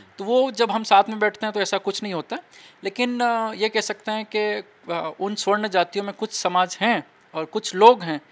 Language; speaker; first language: Hindi; native; Hindi